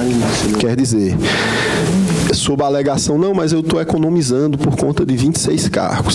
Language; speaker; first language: Portuguese; native; Portuguese